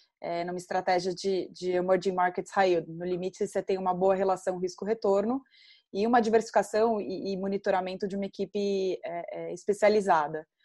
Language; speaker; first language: Portuguese; native; Portuguese